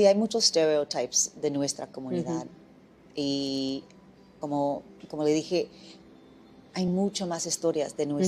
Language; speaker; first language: Spanish; non-native, fluent; English